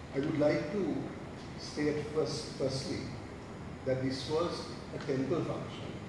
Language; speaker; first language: English; non-native, local second language; Sinhala